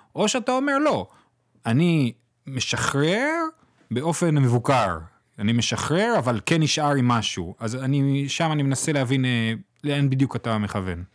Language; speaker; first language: Hebrew; native; Hebrew